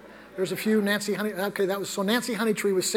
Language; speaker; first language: English; native; English